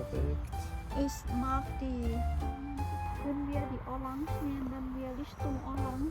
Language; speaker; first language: German; non-native, learner; Thai